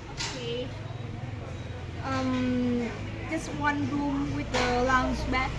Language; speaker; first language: English; non-native, learner; Vietnamese